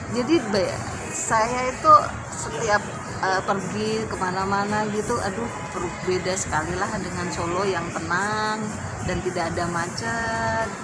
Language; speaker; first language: Indonesian; native; Indonesian